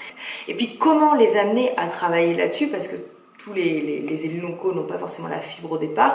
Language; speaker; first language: French; native; French